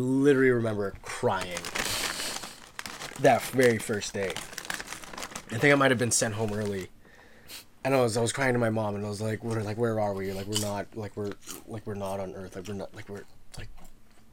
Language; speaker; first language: English; native; English